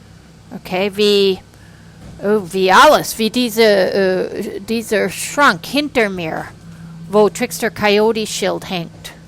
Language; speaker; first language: German; non-native, fluent; English